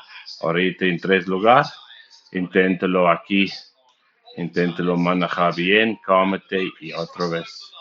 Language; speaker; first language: Spanish; non-native, learner; English